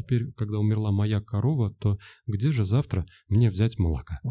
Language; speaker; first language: Russian; native; Russian